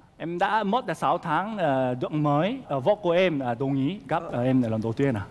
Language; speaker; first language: Vietnamese; non-native, fluent; Korean